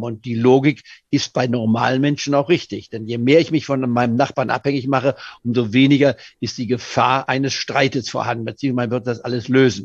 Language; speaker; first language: German; native; German